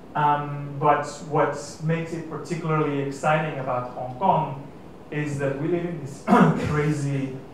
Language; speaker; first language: English; non-native, fluent; Catalan